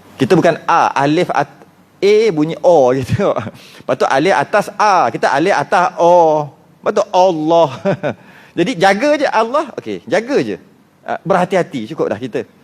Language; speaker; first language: Malay; native; Malay